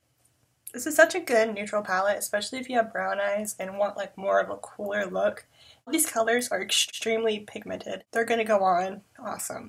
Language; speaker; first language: English; native; English